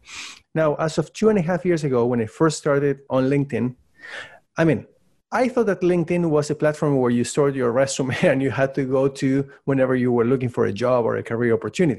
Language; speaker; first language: English; non-native, fluent; Spanish